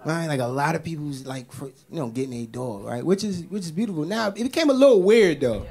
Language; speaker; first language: English; native; English